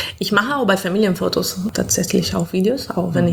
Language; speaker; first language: German; non-native, fluent; Italian